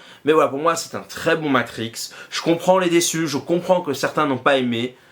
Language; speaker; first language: French; native; French